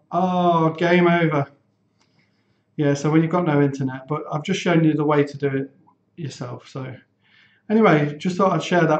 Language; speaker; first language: English; native; English